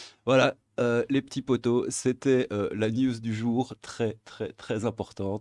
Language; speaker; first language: French; native; French